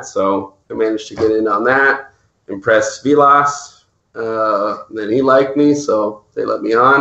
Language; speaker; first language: English; native; English